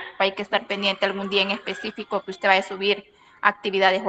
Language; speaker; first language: Spanish; native; Spanish